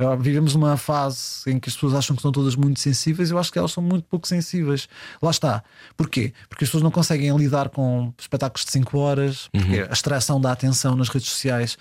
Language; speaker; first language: Portuguese; early bilingual, heritage; Portuguese